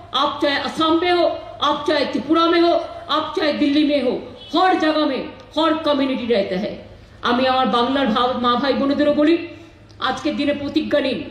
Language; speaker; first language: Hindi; non-native, local second language; Bangla